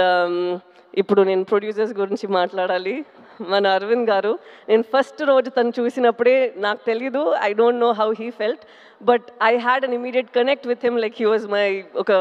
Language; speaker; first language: Telugu; non-native, fluent; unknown